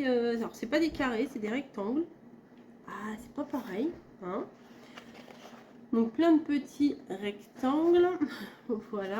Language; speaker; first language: French; native; French